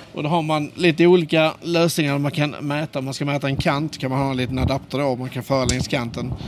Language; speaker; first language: Swedish; native; Swedish